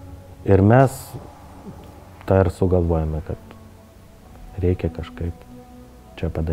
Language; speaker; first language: Lithuanian; non-native, learner; Ukrainian